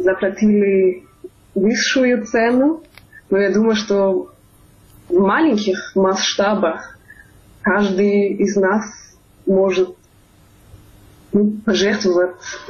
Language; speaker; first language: Russian; non-native, fluent; German